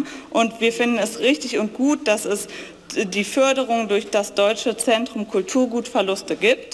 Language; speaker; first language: German; native; German